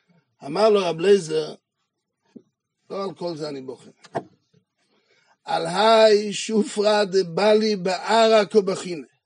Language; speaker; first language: Hebrew; non-native, fluent; French